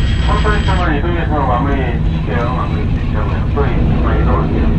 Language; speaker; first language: Korean; native; Korean